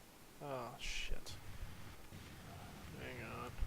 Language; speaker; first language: English; native; English